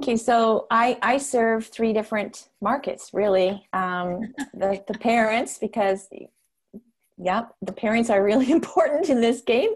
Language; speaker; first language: English; non-native, fluent; Dutch